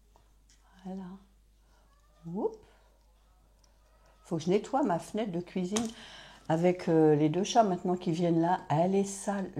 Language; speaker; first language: French; native; French